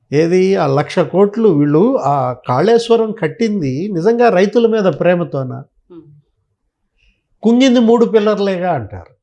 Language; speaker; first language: Telugu; native; Telugu